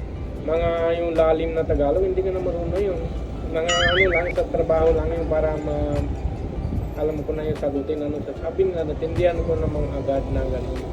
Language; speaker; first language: Filipino; non-native, learner; Punjabi